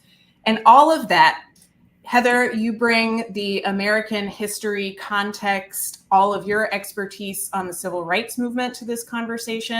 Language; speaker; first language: English; native; English